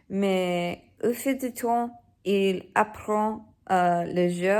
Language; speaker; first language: French; non-native, learner; English